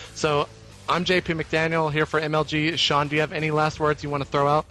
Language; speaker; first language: English; native; English